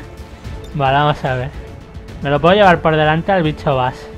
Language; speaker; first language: Spanish; native; Spanish